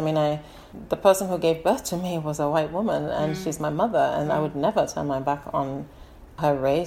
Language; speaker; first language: English; native; English